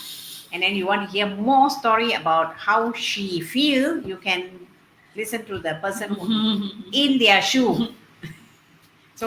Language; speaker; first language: English; non-native, local second language; Cantonese